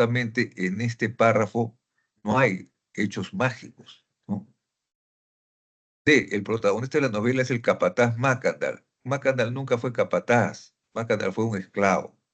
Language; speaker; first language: Spanish; native; Spanish